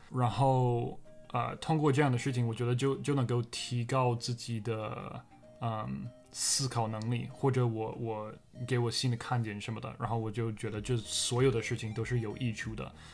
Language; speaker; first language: Chinese; non-native, fluent; English